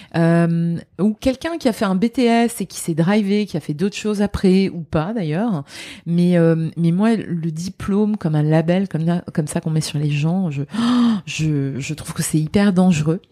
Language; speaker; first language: French; native; French